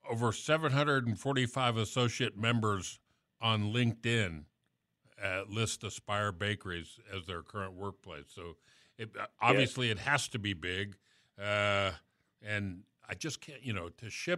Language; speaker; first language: English; native; English